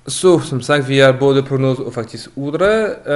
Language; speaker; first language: Norwegian; non-native, fluent; French